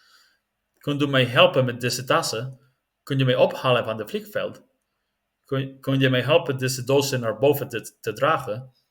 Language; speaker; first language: Dutch; non-native, learner; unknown